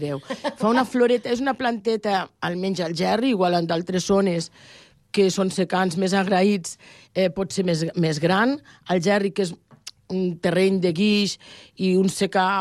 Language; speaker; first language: Catalan; native; Catalan